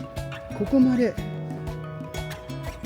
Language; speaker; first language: Japanese; non-native, fluent; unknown